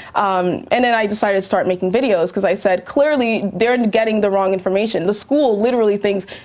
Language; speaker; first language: English; native; English